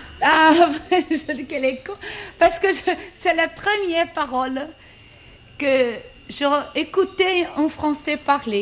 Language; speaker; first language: French; non-native, learner; Portuguese